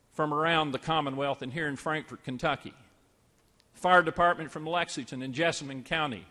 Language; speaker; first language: English; native; English